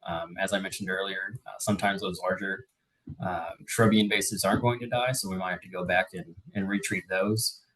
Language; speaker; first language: English; native; English